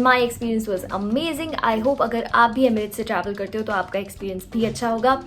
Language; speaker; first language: Hindi; native; Hindi